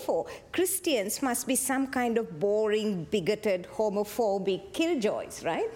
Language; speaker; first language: English; non-native, local second language; Tamil